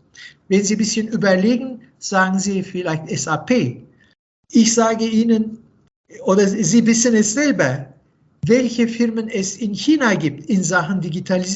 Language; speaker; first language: German; non-native, fluent; Turkish